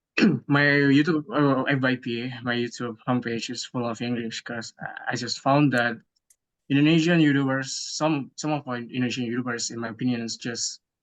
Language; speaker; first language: English; non-native, learner; Indonesian